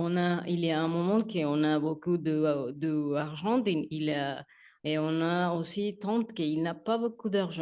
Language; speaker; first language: French; non-native, learner; Spanish